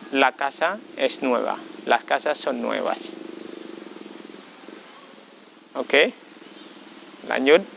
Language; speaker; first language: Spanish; non-native, fluent; Indonesian